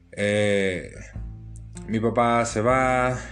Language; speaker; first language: Spanish; early bilingual, heritage; Spanish